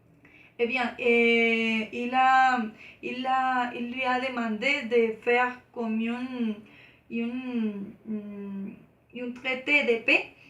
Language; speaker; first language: French; non-native, learner; Spanish